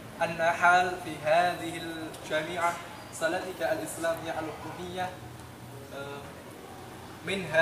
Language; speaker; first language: Arabic; non-native, learner; Indonesian